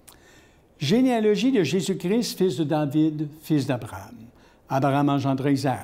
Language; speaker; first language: French; native; French